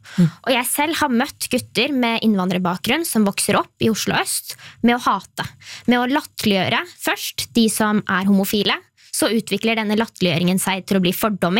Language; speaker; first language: Norwegian; native; Norwegian